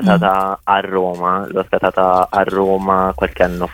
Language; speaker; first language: Italian; early bilingual, other home language; Bosnian